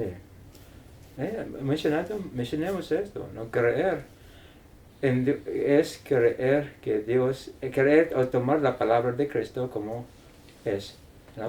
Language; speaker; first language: Spanish; non-native, learner; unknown